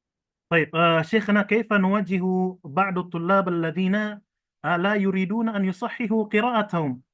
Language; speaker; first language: Arabic; non-native, fluent; Indonesian